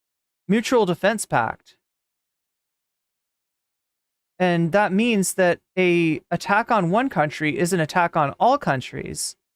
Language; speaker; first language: English; native; English